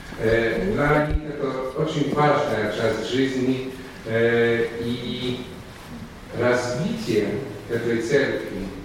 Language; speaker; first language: Russian; non-native, fluent; Polish